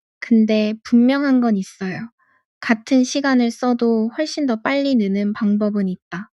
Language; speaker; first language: Korean; non-native, fluent; Arabic